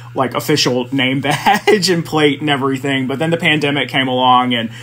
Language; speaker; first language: English; native; English